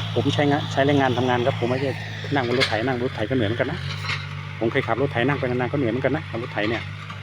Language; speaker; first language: Thai; non-native, local second language; Northeastern Thai